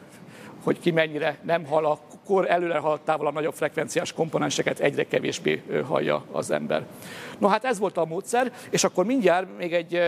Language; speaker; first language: Hungarian; native; Hungarian